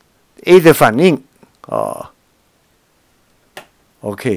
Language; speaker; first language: Chinese; native; Chinese